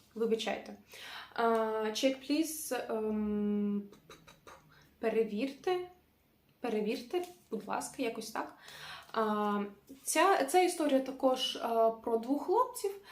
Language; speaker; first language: Ukrainian; non-native, local second language; Russian